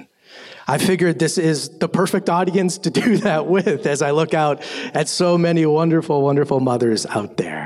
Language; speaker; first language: English; native; English